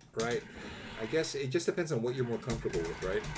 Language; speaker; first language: English; native; English